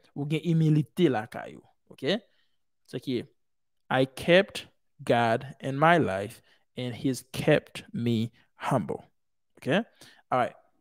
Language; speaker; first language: English; non-native, fluent; Haitian Creole